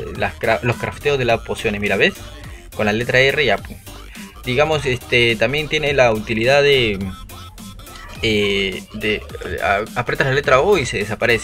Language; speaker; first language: Spanish; native; Spanish